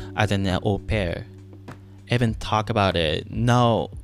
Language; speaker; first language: English; non-native, fluent; Japanese